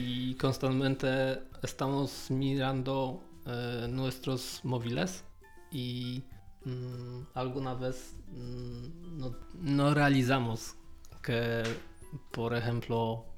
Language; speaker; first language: Spanish; non-native, learner; Polish